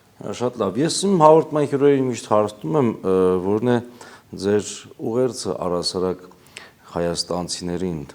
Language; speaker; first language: Armenian; native; Armenian